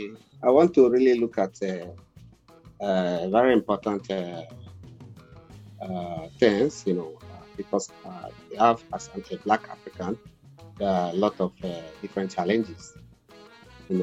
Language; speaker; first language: English; non-native, local second language; Igbo